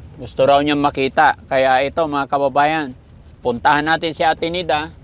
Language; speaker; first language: Filipino; native; Filipino